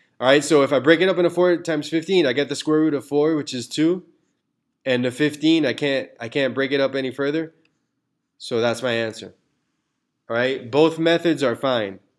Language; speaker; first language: English; early bilingual, other home language; Spanish